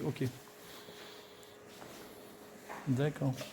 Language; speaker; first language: French; non-native, learner; Russian